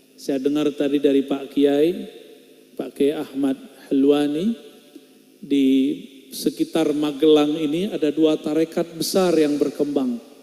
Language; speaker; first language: Indonesian; non-native, local second language; Minangkabau